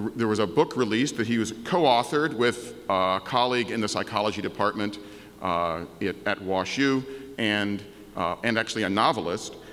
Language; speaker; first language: English; native; English